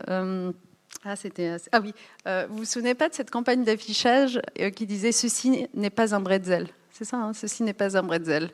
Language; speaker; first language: French; early bilingual, other home language; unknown